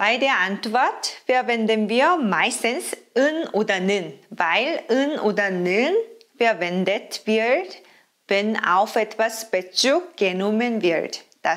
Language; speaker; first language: German; non-native, fluent; Korean